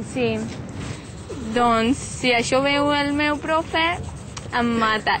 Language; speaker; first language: Catalan; non-native, learner; Armenian